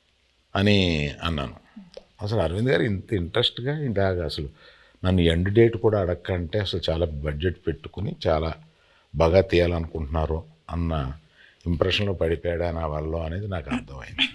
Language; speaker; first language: Telugu; native; Telugu